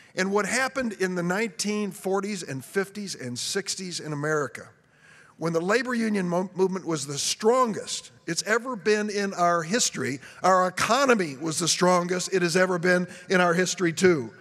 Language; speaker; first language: English; native; English